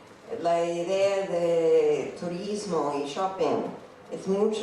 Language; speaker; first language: Spanish; non-native, fluent; English